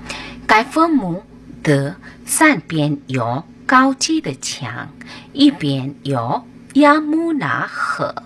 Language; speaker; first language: Chinese; non-native, learner; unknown